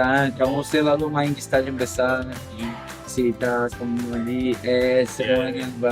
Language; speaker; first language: Indonesian; non-native, fluent; Portuguese